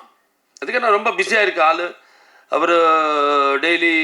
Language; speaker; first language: Tamil; non-native, local second language; Telugu